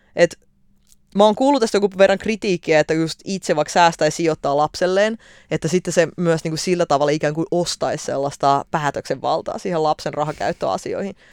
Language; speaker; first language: Finnish; early bilingual, other home language; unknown